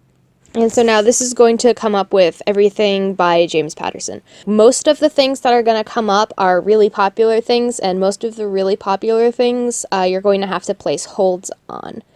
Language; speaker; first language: English; native; English